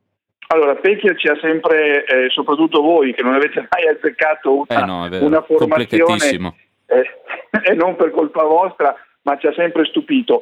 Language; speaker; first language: Italian; native; Italian